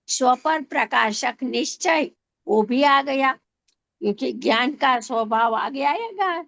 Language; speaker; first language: Hindi; non-native, local second language; Gujarati